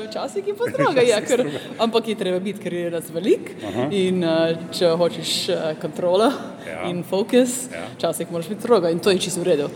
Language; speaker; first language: Slovenian; early bilingual, heritage; Slovenian